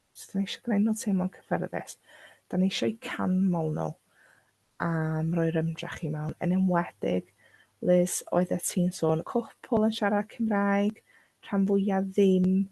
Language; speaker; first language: Welsh; non-native, local second language; English